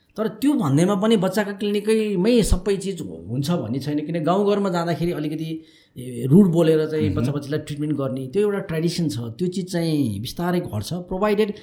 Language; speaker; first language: Nepali; native; Nepali